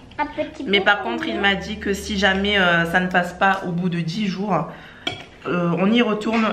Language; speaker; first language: French; native; French